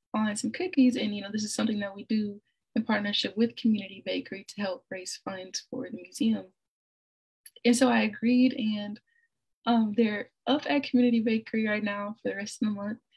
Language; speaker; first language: English; native; English